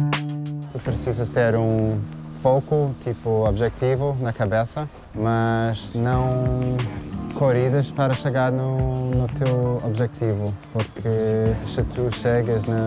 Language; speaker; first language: Portuguese; non-native, fluent; English